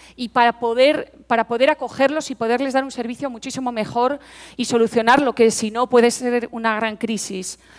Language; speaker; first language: Spanish; native; Spanish